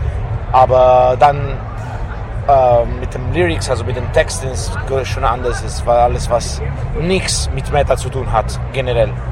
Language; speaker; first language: German; non-native, fluent; Italian